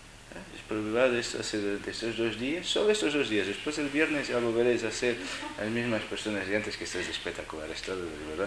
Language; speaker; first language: Spanish; non-native, fluent; Portuguese